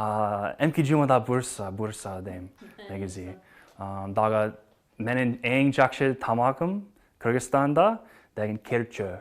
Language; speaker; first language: Kyrgyz; non-native, learner; English